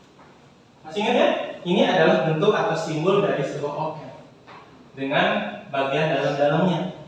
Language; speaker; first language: Indonesian; native; Indonesian